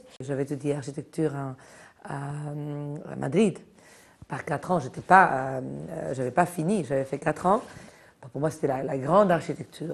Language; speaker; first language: French; non-native, fluent; Spanish